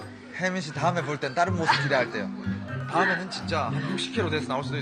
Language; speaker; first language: Korean; native; Korean